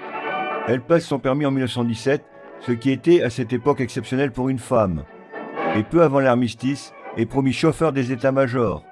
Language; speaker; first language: French; native; French